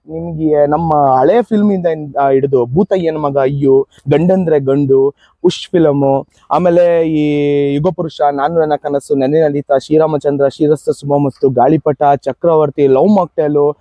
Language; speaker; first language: Kannada; native; Kannada